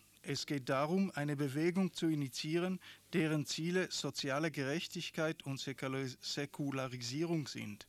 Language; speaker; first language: German; non-native, fluent; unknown